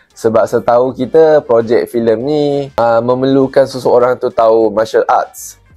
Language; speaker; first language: Malay; non-native, local second language; Chinese